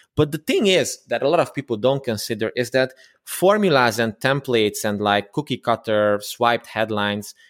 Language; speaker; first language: English; non-native, fluent; Romanian